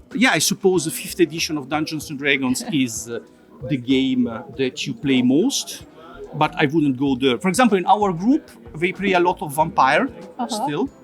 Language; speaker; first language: English; non-native, fluent; Italian